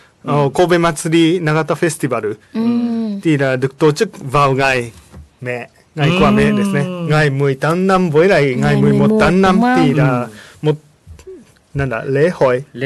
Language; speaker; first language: Vietnamese; non-native, learner; Japanese